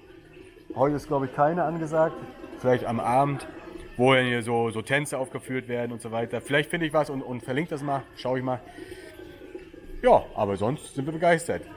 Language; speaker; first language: German; native; German